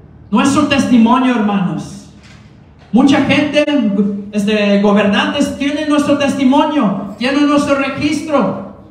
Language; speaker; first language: Spanish; early bilingual, heritage; Spanish